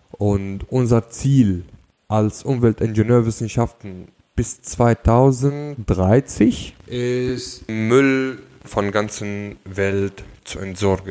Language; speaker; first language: German; non-native, local second language; Arabic